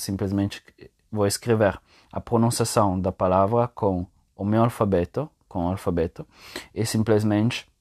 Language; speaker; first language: Portuguese; non-native, fluent; Italian